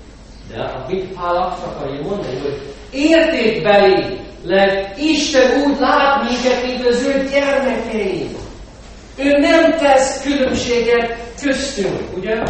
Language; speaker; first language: Hungarian; non-native, fluent; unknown